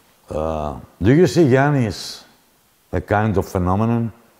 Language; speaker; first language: English; non-native, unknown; Greek